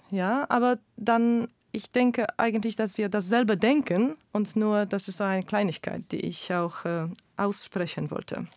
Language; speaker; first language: German; non-native, fluent; Polish